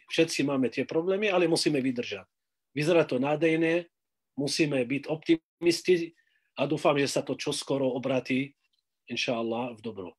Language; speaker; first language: Slovak; non-native, fluent; Arabic